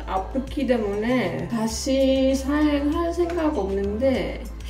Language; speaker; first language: Korean; non-native, fluent; Dutch